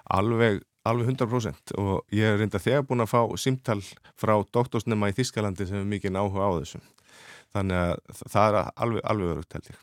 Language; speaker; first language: Icelandic; native; Icelandic